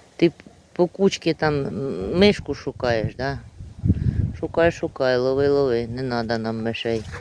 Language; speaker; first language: Ukrainian; native; Ukrainian